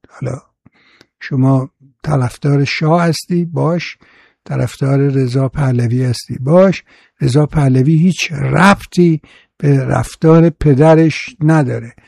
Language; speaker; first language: Persian; native; Persian